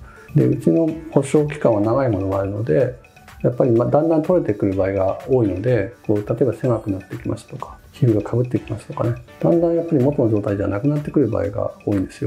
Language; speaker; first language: Japanese; native; Japanese